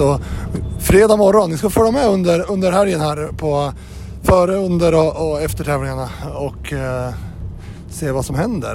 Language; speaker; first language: Swedish; native; Swedish